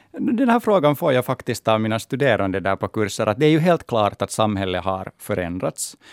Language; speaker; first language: Swedish; native; Swedish